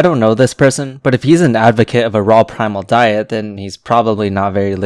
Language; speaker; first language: English; native; English